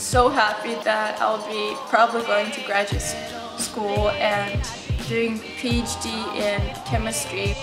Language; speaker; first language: English; non-native, fluent; Azerbaijani